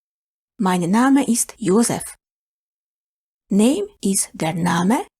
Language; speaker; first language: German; non-native, fluent; Hungarian